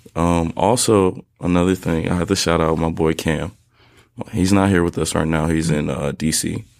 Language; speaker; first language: English; native; English